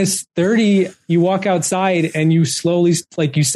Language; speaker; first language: English; native; English